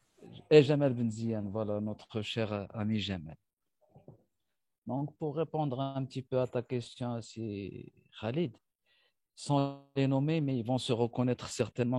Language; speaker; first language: French; non-native, local second language; Arabic